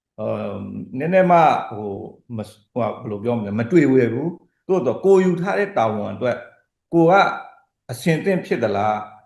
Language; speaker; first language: Burmese; native; Burmese